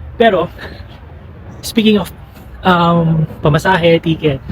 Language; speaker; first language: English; non-native, local second language; Filipino